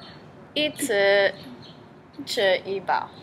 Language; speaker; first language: Chinese; non-native, learner; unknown